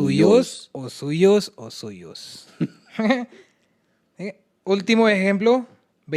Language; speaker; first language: Spanish; non-native, fluent; Hindi